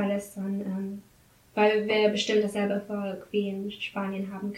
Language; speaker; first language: German; non-native, learner; English